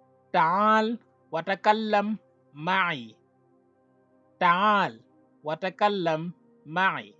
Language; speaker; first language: Arabic; non-native, fluent; Wolof